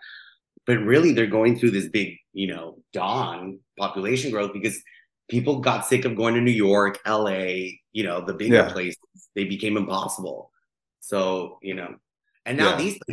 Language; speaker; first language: English; non-native, fluent; Spanish